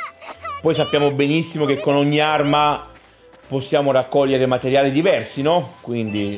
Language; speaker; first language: Italian; native; Italian